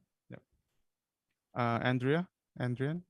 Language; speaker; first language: English; non-native, fluent; Thai